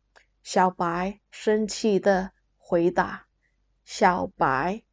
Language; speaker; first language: Chinese; non-native, fluent; Burmese